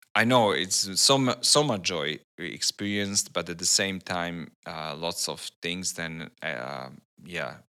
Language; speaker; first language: English; non-native, learner; Serbian